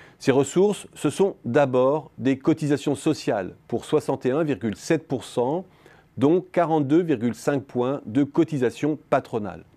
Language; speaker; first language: French; native; French